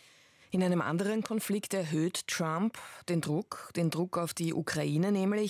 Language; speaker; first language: German; native; German